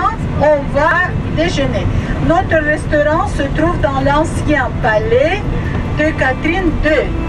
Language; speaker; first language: French; non-native, fluent; Russian